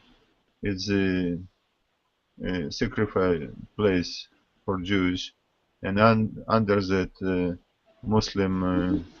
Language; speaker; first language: English; non-native, learner; Russian